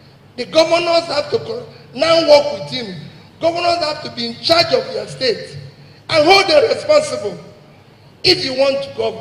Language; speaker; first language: English; non-native, local second language; Igbo